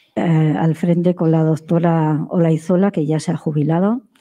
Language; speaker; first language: Spanish; native; Spanish